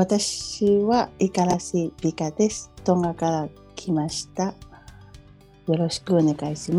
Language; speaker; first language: Japanese; non-native, learner; Tongan